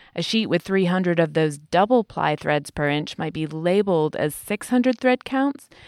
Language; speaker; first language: English; native; English